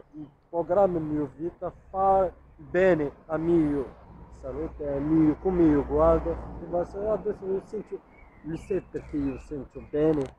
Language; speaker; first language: Italian; non-native, learner; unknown